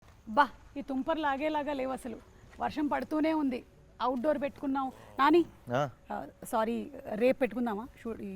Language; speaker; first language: Telugu; native; Telugu